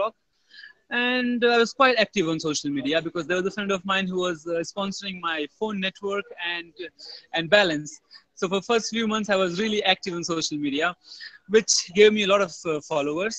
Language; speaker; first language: English; non-native, local second language; Hindi